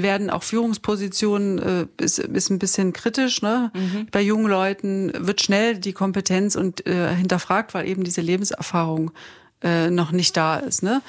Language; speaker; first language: German; native; German